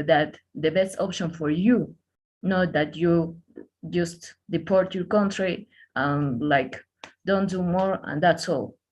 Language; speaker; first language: English; non-native, learner; Spanish